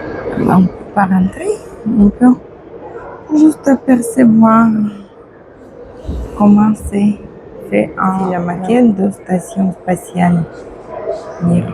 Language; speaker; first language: French; non-native, fluent; Russian